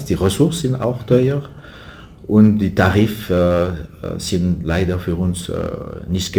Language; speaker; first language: German; non-native, learner; French